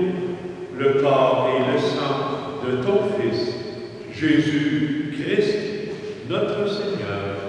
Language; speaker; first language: French; native; French